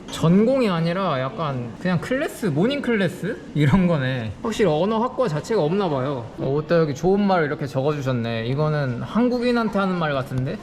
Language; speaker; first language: Korean; native; Korean